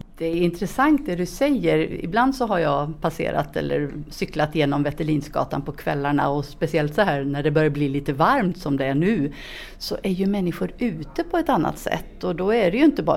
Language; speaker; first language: Swedish; native; Swedish